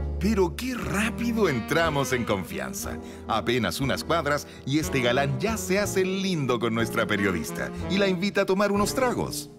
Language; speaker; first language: Spanish; native; Spanish